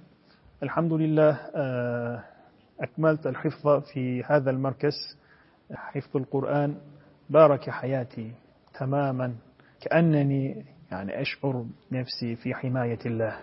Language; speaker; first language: Arabic; non-native, fluent; Turkish